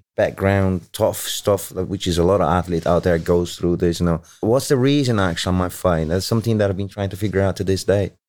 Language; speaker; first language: English; non-native, fluent; Portuguese